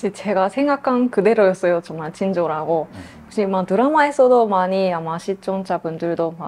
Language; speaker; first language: Korean; non-native, fluent; Japanese